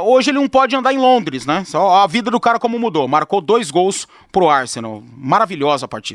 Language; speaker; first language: Portuguese; native; Portuguese